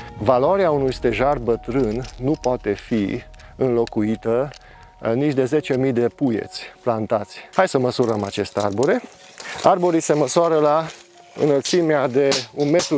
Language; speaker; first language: Romanian; non-native, local second language; Hungarian